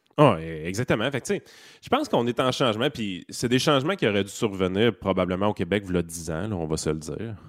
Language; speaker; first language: French; native; French